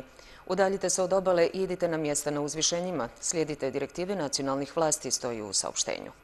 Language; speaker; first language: Serbian; native; Serbian